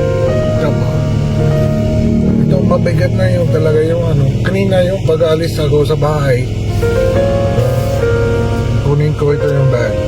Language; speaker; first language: Filipino; non-native, learner; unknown